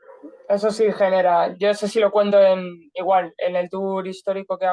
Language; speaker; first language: Spanish; native; Spanish